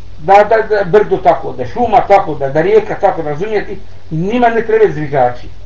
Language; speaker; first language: Bosnian; non-native, learner; Arabic